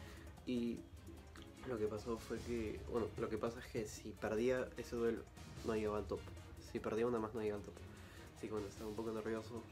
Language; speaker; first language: Spanish; native; Spanish